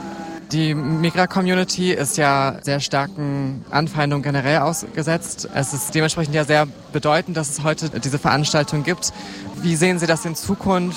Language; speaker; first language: German; native; German